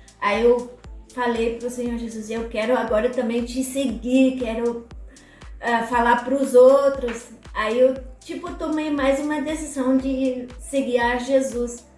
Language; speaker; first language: Portuguese; non-native, fluent; German